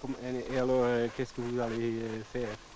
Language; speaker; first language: French; non-native, fluent; Dutch